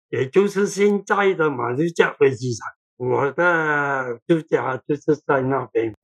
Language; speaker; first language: Chinese; non-native, local second language; Cantonese